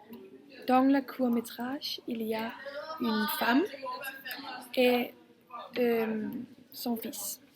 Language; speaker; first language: French; non-native, learner; Danish